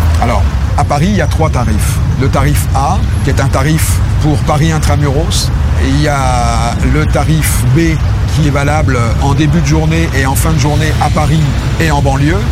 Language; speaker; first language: French; native; French